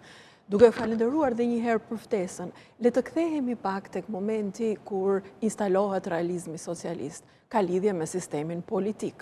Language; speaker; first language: Albanian; native; Albanian